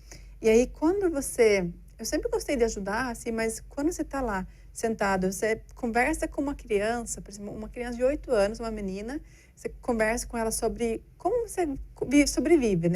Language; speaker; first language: Portuguese; non-native, fluent; Norwegian